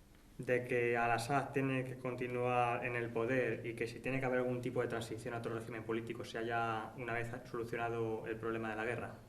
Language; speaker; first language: Spanish; native; Spanish